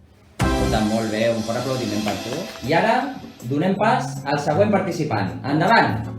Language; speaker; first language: Catalan; native; Catalan